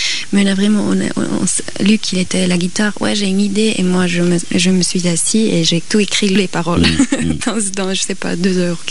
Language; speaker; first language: French; non-native, local second language; German